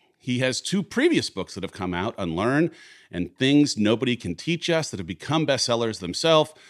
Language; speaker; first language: English; native; English